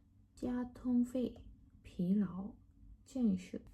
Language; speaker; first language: Chinese; non-native, learner; Korean